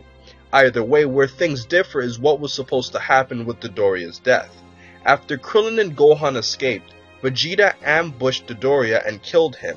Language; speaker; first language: English; native; English